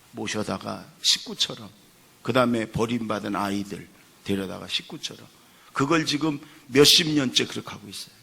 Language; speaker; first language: Korean; native; Korean